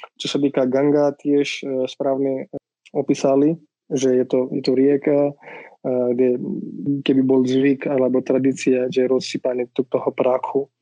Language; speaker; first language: Slovak; non-native, fluent; Marathi